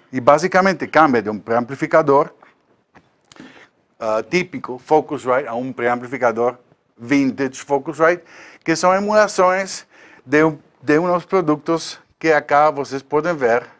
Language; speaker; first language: Portuguese; non-native, learner; Spanish